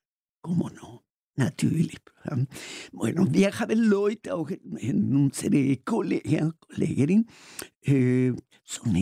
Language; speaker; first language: German; non-native, learner; Spanish